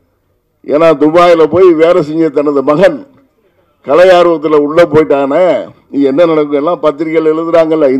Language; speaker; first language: Tamil; native; Tamil